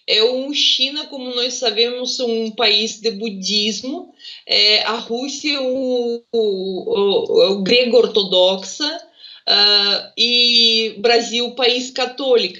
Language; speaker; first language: Portuguese; non-native, fluent; Russian